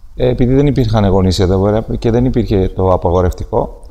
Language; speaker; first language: Greek; non-native, fluent; Armenian